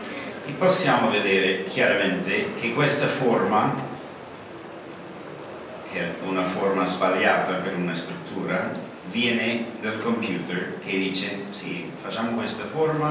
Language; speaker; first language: Italian; non-native, learner; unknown